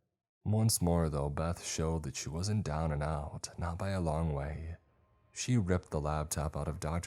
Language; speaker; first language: English; native; English